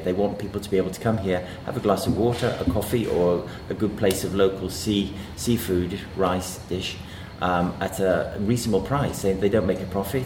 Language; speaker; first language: English; native; English